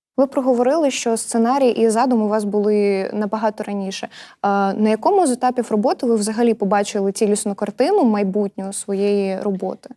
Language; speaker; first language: Ukrainian; native; Ukrainian